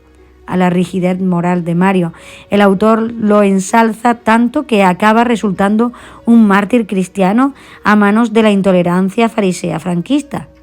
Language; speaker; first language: Spanish; native; Spanish